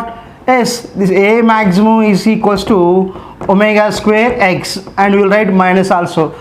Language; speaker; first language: English; non-native, local second language; Telugu